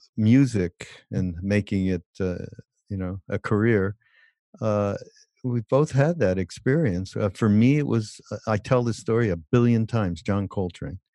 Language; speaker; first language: English; native; English